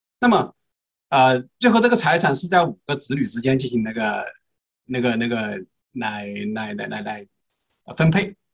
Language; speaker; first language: Chinese; native; Chinese